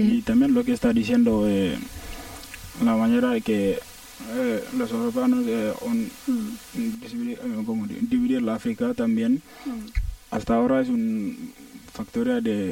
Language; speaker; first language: Spanish; non-native, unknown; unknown